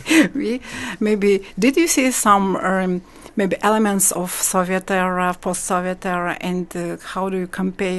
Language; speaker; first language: English; non-native, learner; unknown